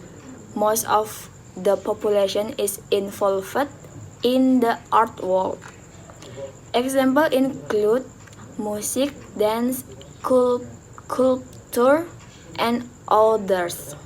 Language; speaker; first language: English; non-native, learner; Indonesian